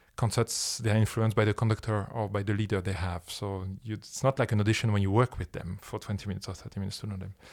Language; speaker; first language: English; non-native, fluent; French